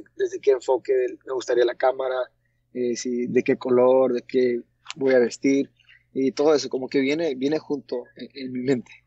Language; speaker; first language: Spanish; early bilingual, heritage; Spanish